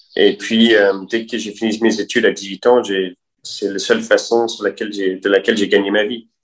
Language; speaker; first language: French; non-native, fluent; English